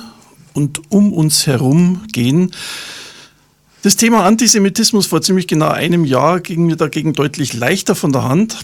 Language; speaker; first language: German; native; German